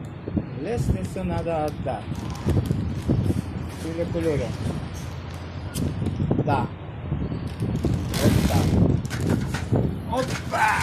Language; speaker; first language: Russian; non-native, learner; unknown